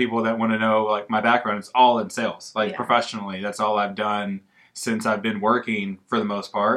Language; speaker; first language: English; native; English